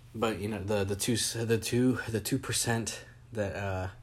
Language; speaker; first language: English; native; English